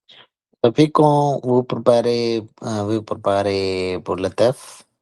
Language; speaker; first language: French; non-native, learner; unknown